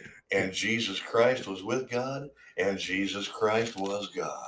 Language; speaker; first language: English; native; English